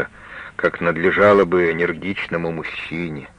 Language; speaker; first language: Russian; native; Russian